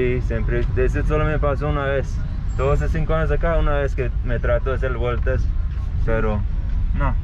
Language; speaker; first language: Spanish; non-native, learner; English